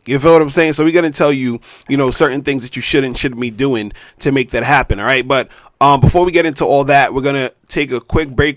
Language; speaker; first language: English; native; English